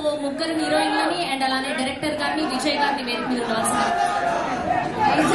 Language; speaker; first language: Telugu; native; Telugu